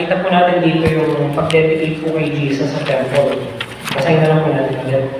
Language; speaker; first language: Filipino; native; Filipino